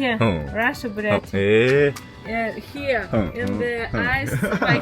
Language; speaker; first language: English; non-native, learner; Russian